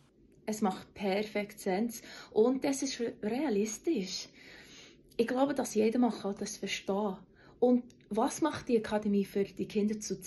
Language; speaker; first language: German; non-native, fluent; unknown